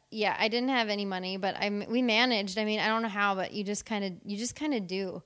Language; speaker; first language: English; native; English